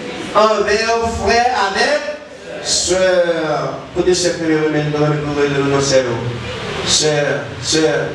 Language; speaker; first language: French; non-native, learner; Haitian Creole